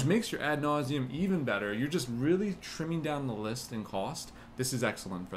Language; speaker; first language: English; native; English